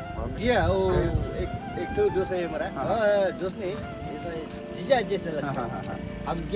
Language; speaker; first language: Hindi; non-native, local second language; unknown